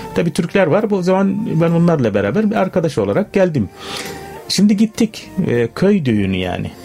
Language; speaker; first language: Turkish; non-native, fluent; Arabic